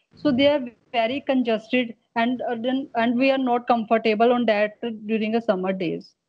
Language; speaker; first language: English; non-native, local second language; Punjabi